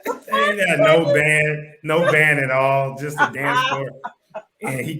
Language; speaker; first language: English; native; English